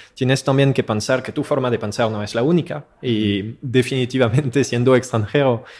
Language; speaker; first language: Spanish; non-native, fluent; French